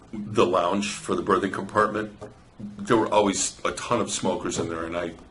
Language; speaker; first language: English; native; English